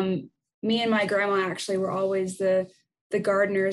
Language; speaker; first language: English; native; English